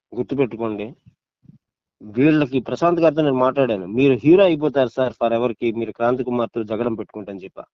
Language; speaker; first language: Telugu; non-native, local second language; Odia